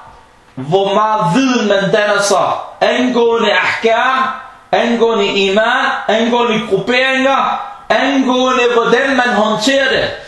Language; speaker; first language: Danish; non-native, fluent; Arabic